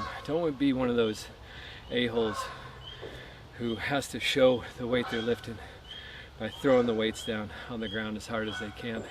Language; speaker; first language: English; native; English